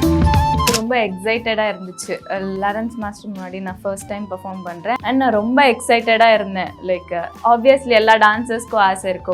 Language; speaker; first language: Tamil; native; Tamil